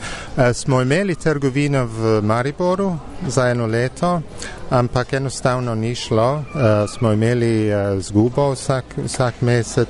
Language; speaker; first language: Slovenian; non-native, fluent; English